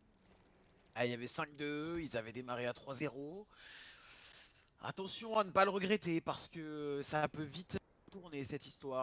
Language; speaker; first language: French; native; French